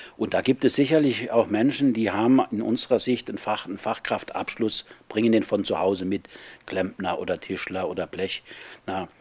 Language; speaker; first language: German; native; German